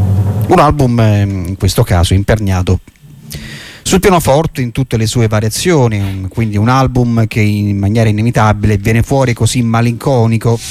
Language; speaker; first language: Italian; native; Italian